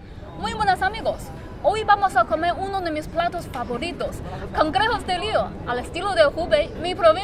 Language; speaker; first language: Spanish; non-native, learner; Chinese